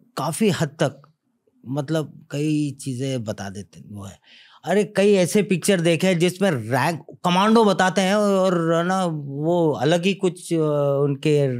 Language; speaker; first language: Hindi; native; Hindi